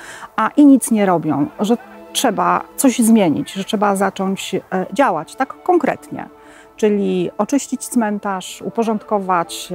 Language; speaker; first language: Polish; native; Polish